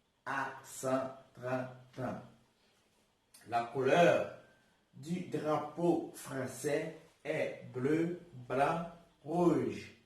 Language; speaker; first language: French; non-native, learner; Portuguese